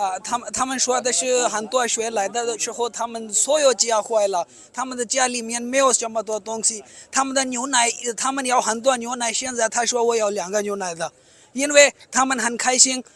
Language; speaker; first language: Chinese; non-native, learner; Urdu